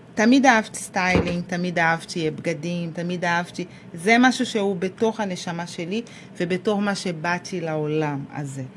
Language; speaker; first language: Hebrew; non-native, fluent; Portuguese